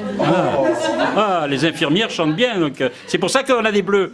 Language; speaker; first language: French; native; French